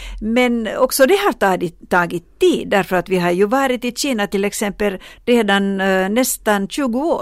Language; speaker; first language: Swedish; non-native, local second language; Finnish